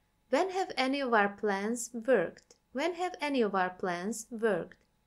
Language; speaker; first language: English; non-native, fluent; Hungarian